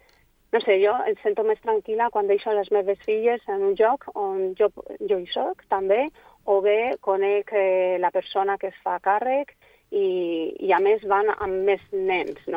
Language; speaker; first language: Catalan; non-native, local second language; Spanish